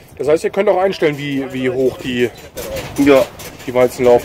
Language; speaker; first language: German; native; German